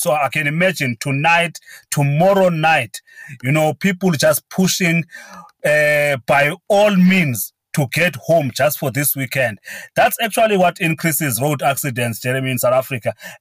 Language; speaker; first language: English; non-native, local second language; Xhosa